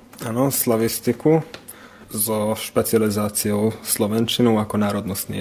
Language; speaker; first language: Slovak; non-native, local second language; Hungarian